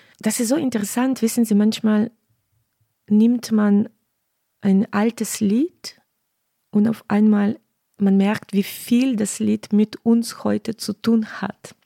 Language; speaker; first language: German; non-native, fluent; Ukrainian